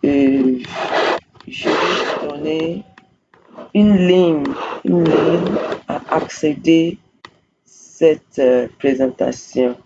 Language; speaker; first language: French; non-native, fluent; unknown